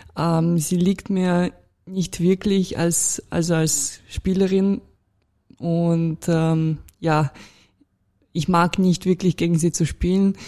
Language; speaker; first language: German; non-native, fluent; Russian